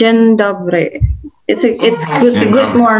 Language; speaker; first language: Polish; non-native, learner; Indonesian